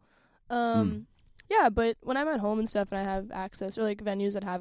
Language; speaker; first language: English; native; English